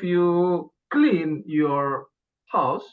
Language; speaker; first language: English; non-native, learner; Indonesian